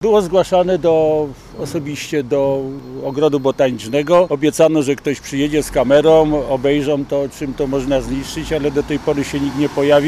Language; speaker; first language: Polish; native; Polish